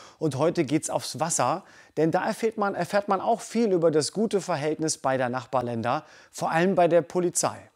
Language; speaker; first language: German; native; German